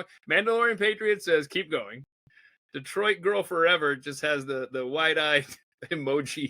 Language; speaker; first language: English; native; English